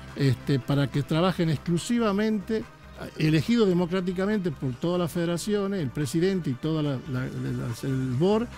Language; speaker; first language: Spanish; native; Spanish